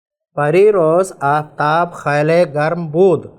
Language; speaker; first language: Persian; non-native, fluent; Urdu